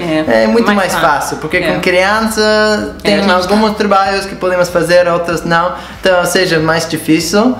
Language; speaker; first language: Portuguese; non-native, fluent; English